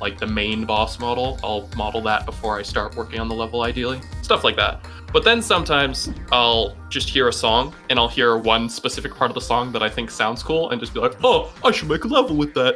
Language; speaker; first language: English; native; English